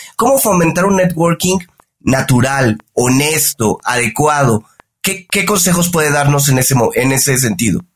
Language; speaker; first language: Spanish; native; Spanish